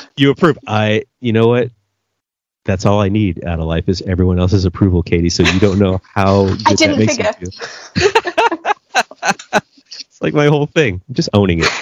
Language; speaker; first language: English; native; English